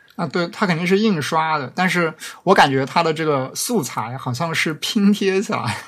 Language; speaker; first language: Chinese; native; Chinese